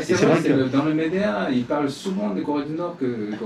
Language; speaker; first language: French; non-native, learner; Korean